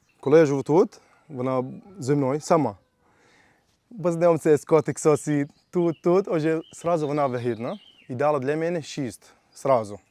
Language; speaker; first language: Ukrainian; non-native, learner; Arabic